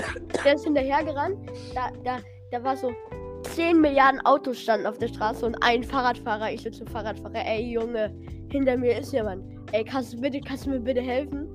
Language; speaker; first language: German; native; German